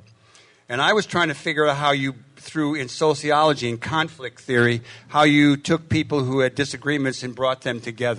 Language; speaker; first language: English; native; English